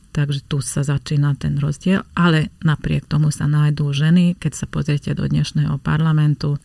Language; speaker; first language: Slovak; non-native, local second language; Hungarian